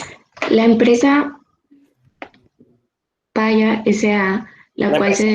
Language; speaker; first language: Spanish; native; Spanish